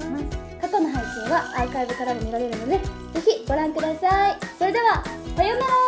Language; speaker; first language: Japanese; native; Japanese